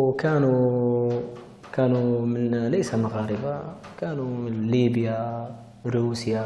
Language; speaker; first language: Arabic; early bilingual, heritage; Arabic